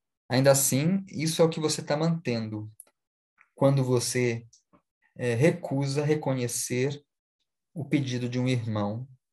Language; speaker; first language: Portuguese; native; Portuguese